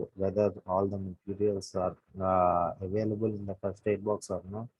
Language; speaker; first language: English; non-native, local second language; Telugu